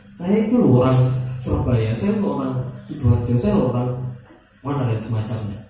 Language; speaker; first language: Indonesian; non-native, local second language; Madurese